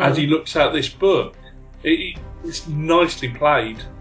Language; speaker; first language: English; native; English